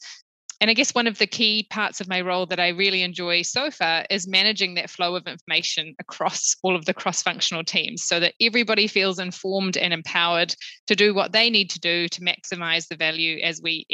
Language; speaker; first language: English; native; English